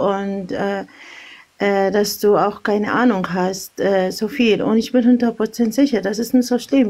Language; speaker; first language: German; non-native, learner; Arabic